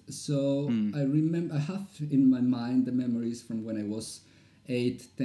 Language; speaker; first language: English; non-native, fluent; Spanish